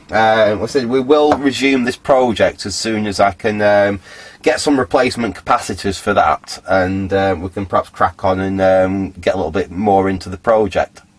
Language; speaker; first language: English; native; English